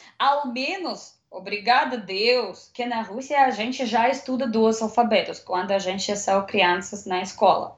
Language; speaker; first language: Portuguese; non-native, learner; Russian